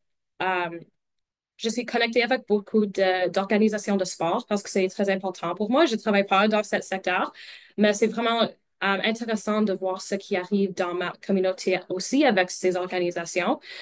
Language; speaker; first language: French; non-native, local second language; English